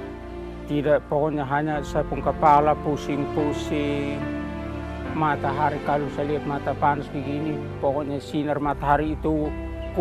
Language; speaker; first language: Indonesian; non-native, local second language; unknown